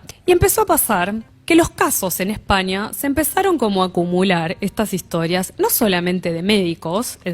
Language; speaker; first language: Spanish; native; Spanish